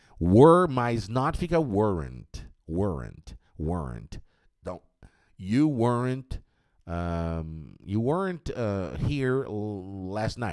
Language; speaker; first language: English; non-native, fluent; Portuguese